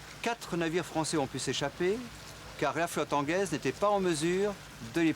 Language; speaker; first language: French; native; French